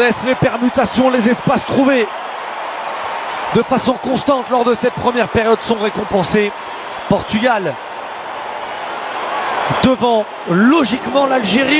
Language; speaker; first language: French; native; French